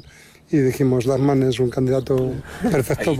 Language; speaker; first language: Spanish; native; Spanish